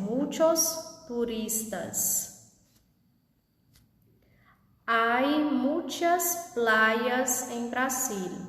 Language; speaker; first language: Spanish; non-native, fluent; Portuguese